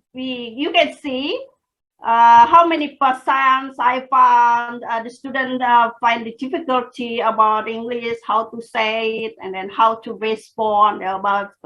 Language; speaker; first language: English; non-native, fluent; Indonesian